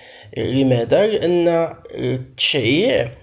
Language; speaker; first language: Arabic; native; Arabic